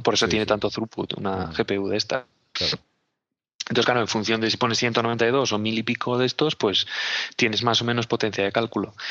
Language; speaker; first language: Spanish; native; Spanish